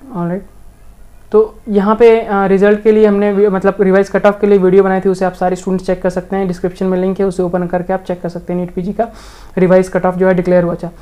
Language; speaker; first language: Hindi; native; Hindi